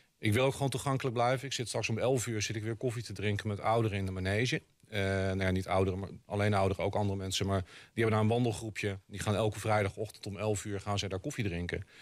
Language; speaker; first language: Dutch; native; Dutch